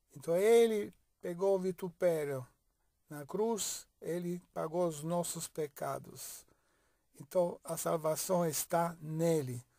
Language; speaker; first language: Portuguese; non-native, fluent; Italian